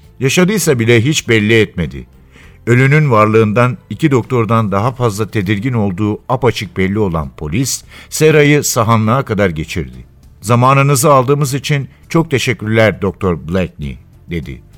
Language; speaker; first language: Turkish; native; Turkish